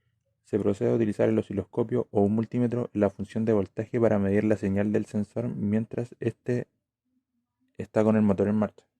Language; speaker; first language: Spanish; native; Spanish